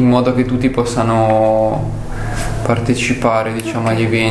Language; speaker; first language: Italian; native; Italian